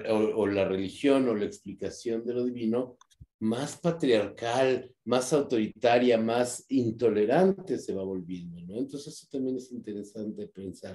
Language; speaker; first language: Spanish; native; Spanish